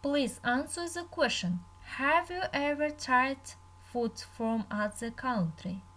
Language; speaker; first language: English; non-native, learner; Kazakh